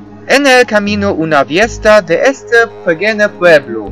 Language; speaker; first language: Spanish; non-native, learner; German